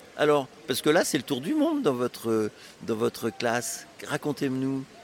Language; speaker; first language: French; native; French